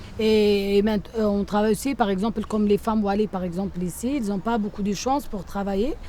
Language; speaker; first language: French; non-native, local second language; Arabic